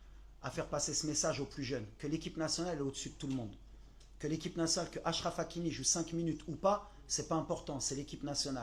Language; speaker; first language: French; native; French